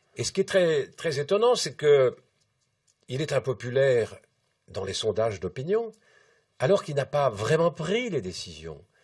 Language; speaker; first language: French; native; French